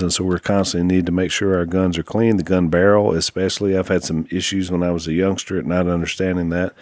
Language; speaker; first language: English; native; English